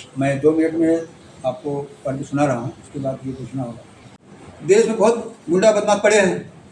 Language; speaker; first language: Hindi; native; Hindi